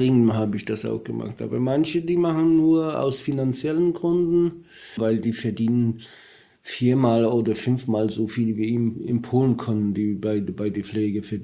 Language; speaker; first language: German; non-native, learner; Polish